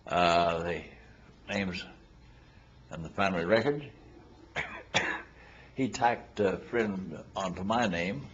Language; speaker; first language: English; native; English